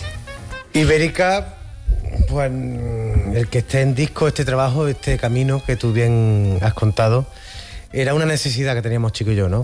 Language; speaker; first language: Spanish; native; Spanish